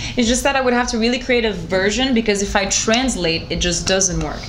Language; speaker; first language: English; non-native, fluent; Portuguese